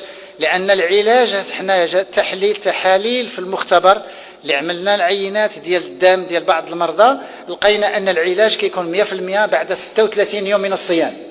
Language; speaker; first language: Arabic; native; Arabic